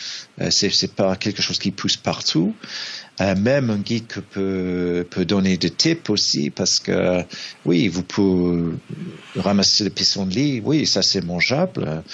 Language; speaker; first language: French; non-native, fluent; English